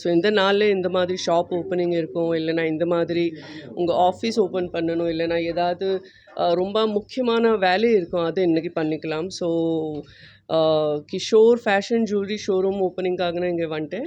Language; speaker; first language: Tamil; non-native, fluent; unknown